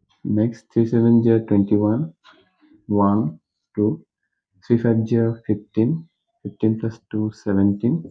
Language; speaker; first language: English; non-native, local second language; Hindi